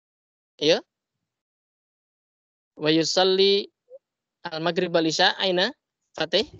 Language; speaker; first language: Arabic; non-native, fluent; Indonesian